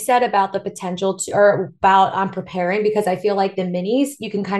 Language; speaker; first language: English; native; English